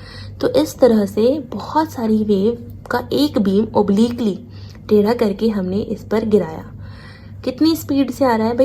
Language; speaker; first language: Hindi; native; Hindi